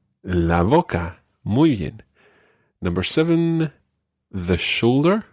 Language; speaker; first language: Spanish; non-native, fluent; English